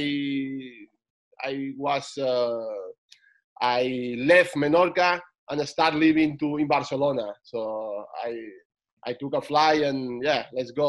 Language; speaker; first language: English; non-native, fluent; Spanish